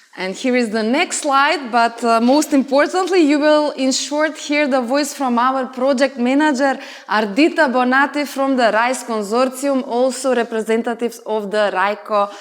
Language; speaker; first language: English; non-native, fluent; Macedonian